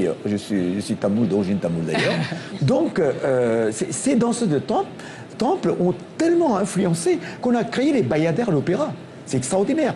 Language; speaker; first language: French; non-native, local second language; Tamil